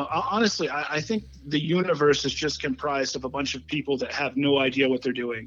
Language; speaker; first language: English; native; English